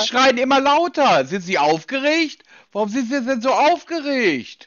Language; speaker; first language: German; native; German